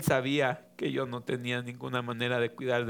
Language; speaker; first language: Spanish; native; Spanish